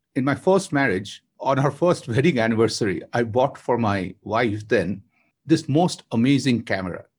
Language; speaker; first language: English; non-native, local second language; Bangla